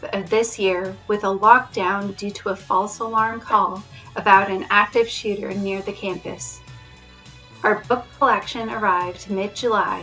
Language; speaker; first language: English; native; English